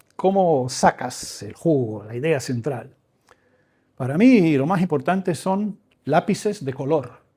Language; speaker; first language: Spanish; early bilingual, other home language; English